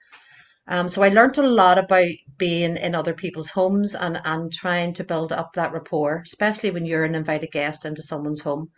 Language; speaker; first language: English; native; English